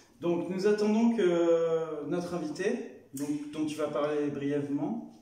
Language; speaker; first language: French; native; French